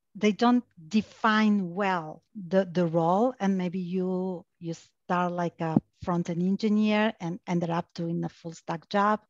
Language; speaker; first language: English; non-native, fluent; Spanish